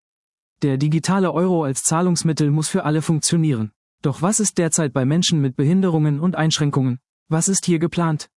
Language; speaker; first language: German; native; German